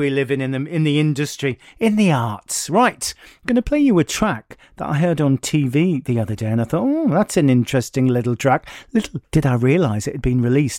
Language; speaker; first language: English; native; English